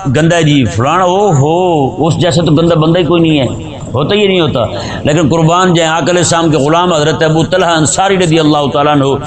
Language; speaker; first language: Urdu; non-native, local second language; Punjabi